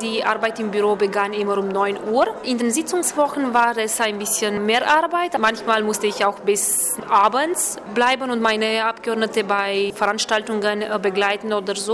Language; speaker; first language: German; non-native, fluent; Romanian